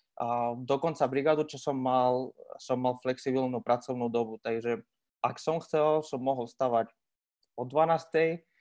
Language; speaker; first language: Slovak; non-native, fluent; Spanish